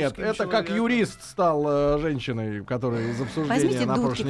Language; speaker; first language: Russian; native; Russian